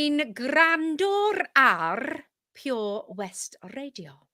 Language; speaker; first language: Welsh; non-native, learner; English